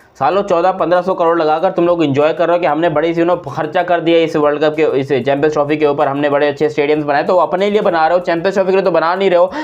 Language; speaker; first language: Urdu; native; Urdu